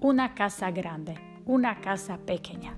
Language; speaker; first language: Spanish; non-native, fluent; Slovak